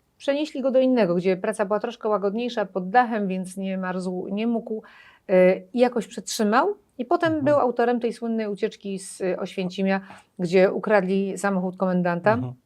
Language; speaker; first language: Polish; native; Polish